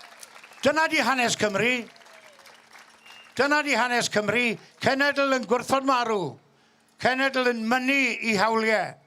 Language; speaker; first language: Welsh; native; Welsh